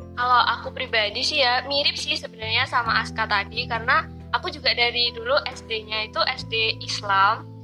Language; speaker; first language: Indonesian; native; Indonesian